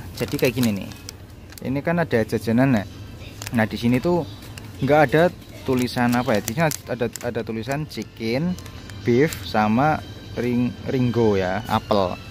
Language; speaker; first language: Indonesian; native; Indonesian